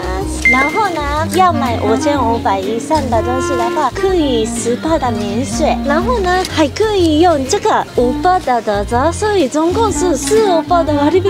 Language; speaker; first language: Chinese; non-native, fluent; Japanese